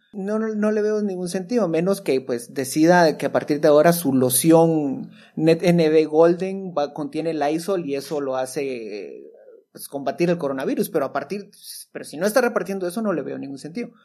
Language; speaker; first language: Spanish; native; Spanish